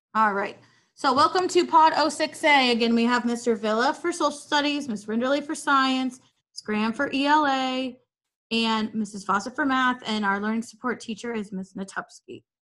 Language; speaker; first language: English; native; English